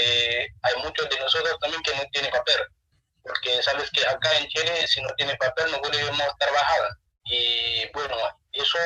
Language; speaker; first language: Spanish; non-native, learner; Haitian Creole